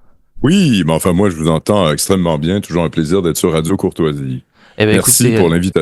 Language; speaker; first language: French; native; French